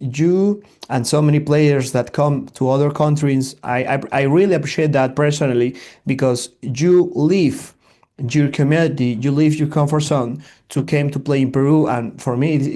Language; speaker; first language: English; non-native, learner; Spanish